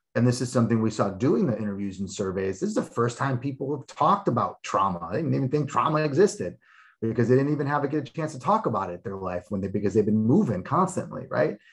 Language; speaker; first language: English; native; English